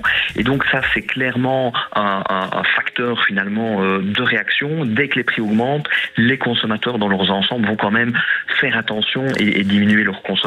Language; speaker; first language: French; native; French